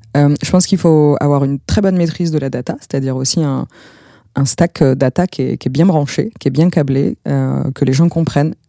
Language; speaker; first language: French; native; French